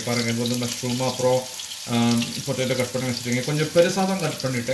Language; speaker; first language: Tamil; non-native, learner; Malayalam